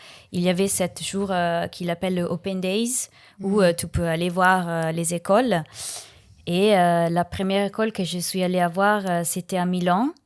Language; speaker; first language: French; non-native, learner; Italian